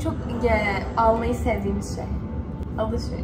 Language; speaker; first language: Turkish; early bilingual, heritage; Turkish